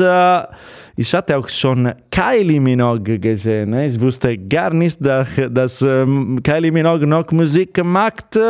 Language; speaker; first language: German; non-native, fluent; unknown